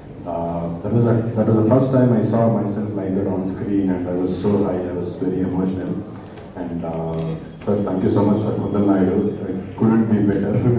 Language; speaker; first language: English; non-native, local second language; Telugu